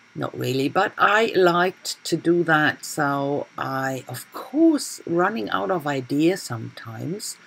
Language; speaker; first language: English; non-native, fluent; German